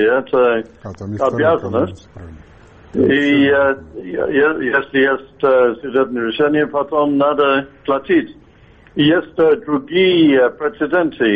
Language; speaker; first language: Russian; non-native, fluent; English